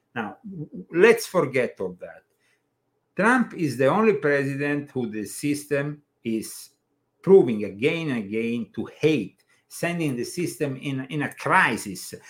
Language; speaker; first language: English; non-native, fluent; Italian